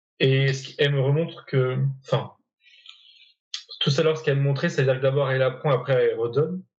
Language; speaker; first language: French; native; French